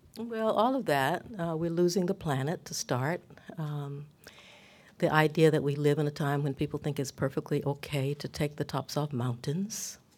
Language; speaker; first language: English; native; English